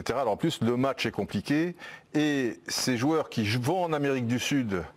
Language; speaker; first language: French; native; French